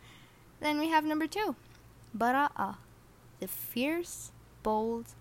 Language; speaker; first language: English; non-native, fluent; Arabic